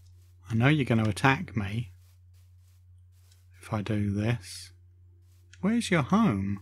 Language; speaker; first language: English; native; English